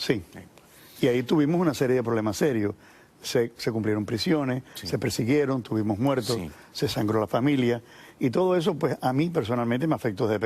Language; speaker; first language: Spanish; native; Spanish